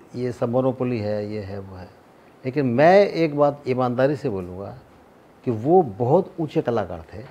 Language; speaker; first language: Hindi; native; Hindi